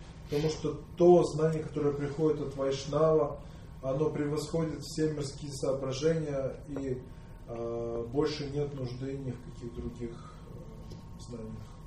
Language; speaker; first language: Russian; native; Russian